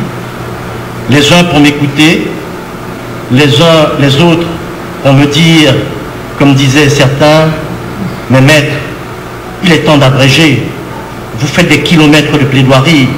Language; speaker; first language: French; non-native, local second language; Haitian Creole